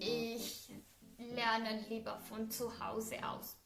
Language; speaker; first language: German; non-native, learner; Spanish